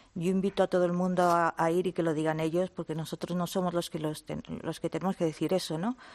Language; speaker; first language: Spanish; native; Spanish